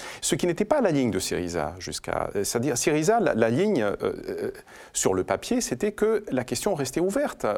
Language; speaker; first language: French; non-native, fluent; Greek